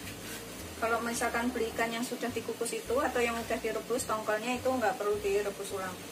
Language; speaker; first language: Indonesian; native; Indonesian